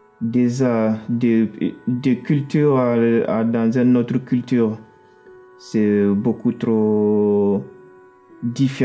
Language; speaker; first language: French; non-native, learner; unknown